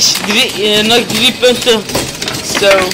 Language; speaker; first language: Dutch; early bilingual, other home language; Turkish